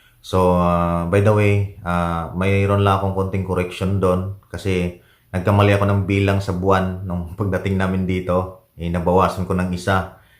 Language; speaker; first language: Filipino; native; Filipino